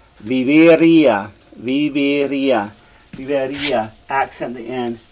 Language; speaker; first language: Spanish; non-native, learner; English